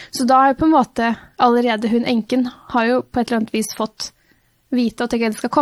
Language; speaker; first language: Norwegian; native; Norwegian